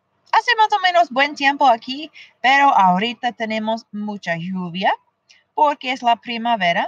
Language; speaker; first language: Spanish; non-native, fluent; English